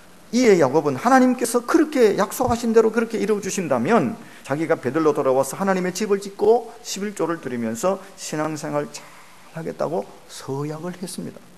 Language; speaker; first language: Korean; native; Korean